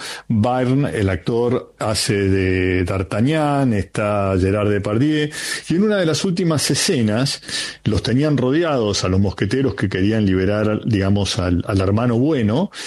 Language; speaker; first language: Spanish; native; Spanish